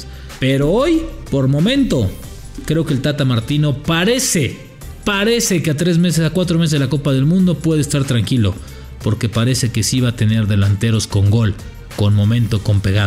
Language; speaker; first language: Spanish; native; Spanish